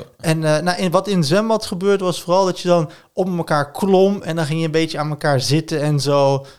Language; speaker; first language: Dutch; early bilingual, other home language; Turkish